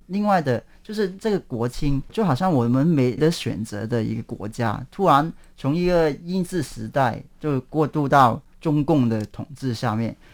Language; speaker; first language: Chinese; non-native, local second language; Cantonese